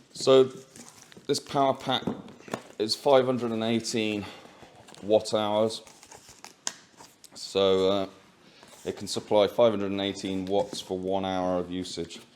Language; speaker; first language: English; native; English